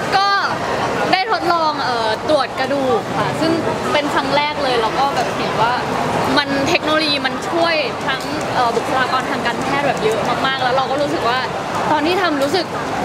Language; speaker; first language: Thai; native; Thai